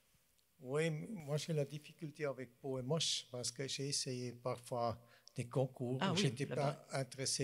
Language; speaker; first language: French; non-native, fluent; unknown